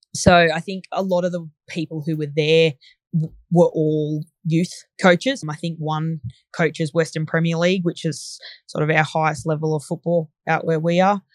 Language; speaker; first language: English; native; English